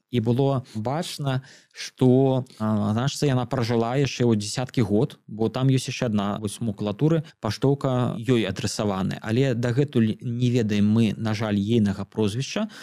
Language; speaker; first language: Belarusian; native; Belarusian